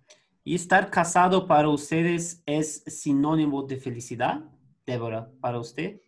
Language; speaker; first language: Spanish; non-native, learner; Portuguese